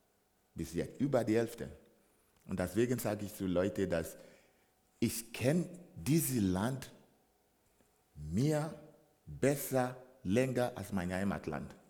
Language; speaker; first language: German; non-native, fluent; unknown